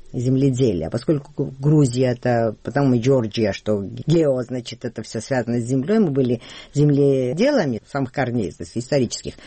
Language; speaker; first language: Russian; non-native, local second language; Georgian